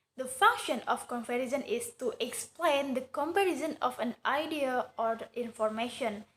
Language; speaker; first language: English; non-native, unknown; Indonesian